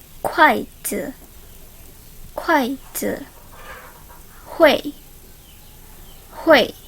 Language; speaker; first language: Chinese; non-native, learner; Indonesian